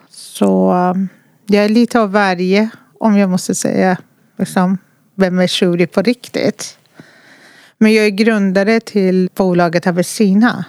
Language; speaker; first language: Swedish; non-native, fluent; Persian